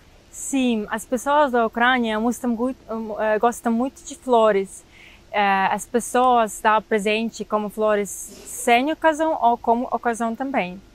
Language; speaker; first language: Portuguese; non-native, fluent; Ukrainian